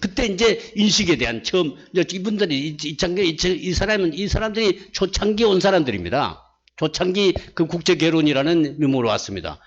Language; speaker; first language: Korean; native; Korean